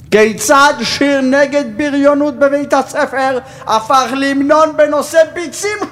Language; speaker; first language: Hebrew; native; Hebrew